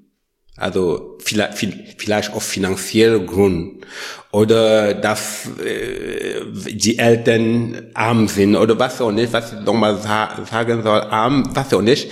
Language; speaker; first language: German; non-native, learner; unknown